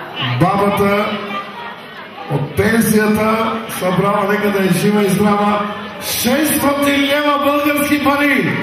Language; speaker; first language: Bulgarian; non-native, local second language; Turkish